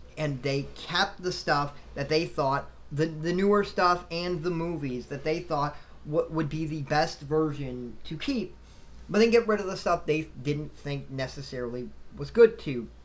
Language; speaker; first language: English; native; English